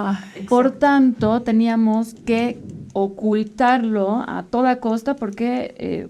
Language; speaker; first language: Spanish; native; Spanish